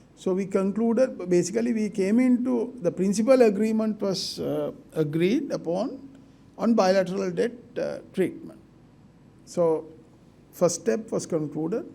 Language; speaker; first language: English; non-native, local second language; Sinhala